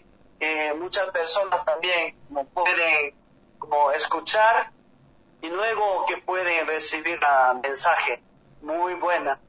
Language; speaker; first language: Spanish; non-native, learner; Korean